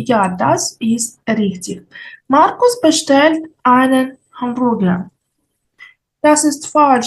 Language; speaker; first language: German; non-native, fluent; Ukrainian